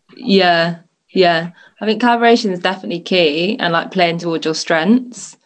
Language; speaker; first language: English; native; English